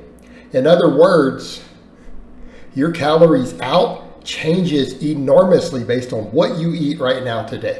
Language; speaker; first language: English; native; English